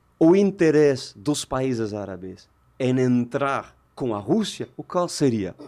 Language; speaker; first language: Portuguese; native; Portuguese